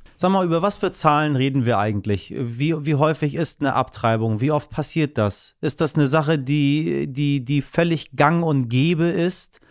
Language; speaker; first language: German; early bilingual, other home language; Persian